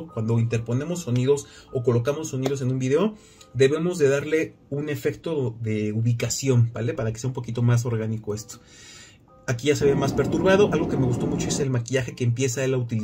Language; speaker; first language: Spanish; native; Spanish